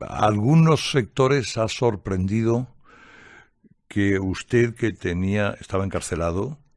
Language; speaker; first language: Spanish; native; Spanish